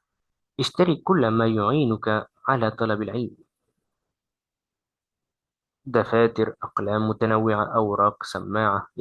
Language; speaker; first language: Arabic; non-native, fluent; French